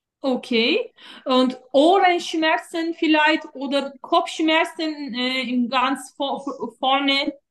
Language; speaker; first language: German; non-native, fluent; Turkish